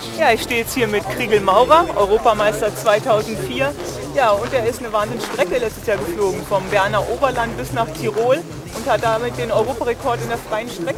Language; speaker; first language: German; native; German